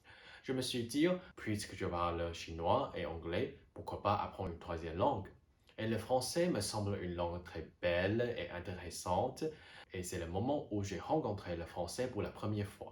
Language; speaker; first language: French; non-native, fluent; Chinese